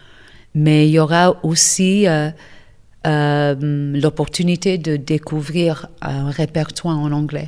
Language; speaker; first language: French; non-native, fluent; English